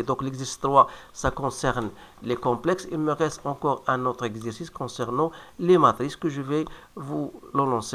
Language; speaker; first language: French; non-native, local second language; Arabic